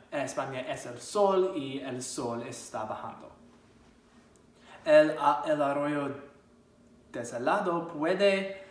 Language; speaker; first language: Spanish; non-native, learner; English